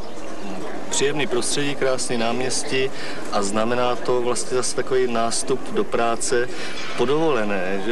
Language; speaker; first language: Czech; native; Czech